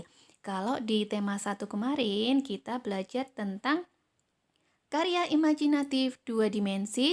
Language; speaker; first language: Indonesian; native; Indonesian